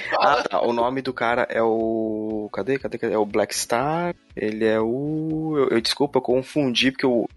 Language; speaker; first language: Portuguese; native; Portuguese